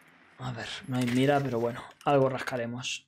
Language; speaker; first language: Spanish; native; Spanish